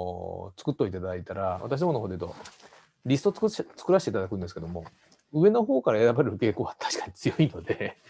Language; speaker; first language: Japanese; native; Japanese